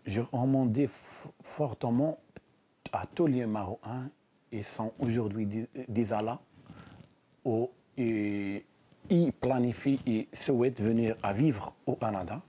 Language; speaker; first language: French; non-native, learner; Arabic